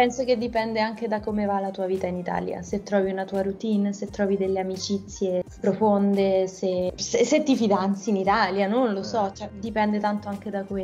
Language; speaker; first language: Italian; native; Italian